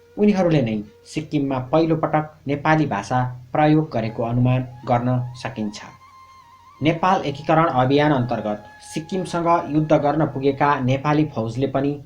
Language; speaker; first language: Nepali; native; Nepali